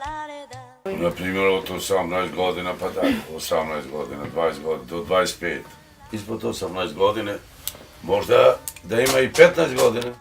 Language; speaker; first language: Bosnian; non-native, local second language; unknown